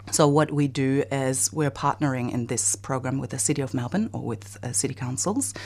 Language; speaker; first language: English; non-native, fluent; German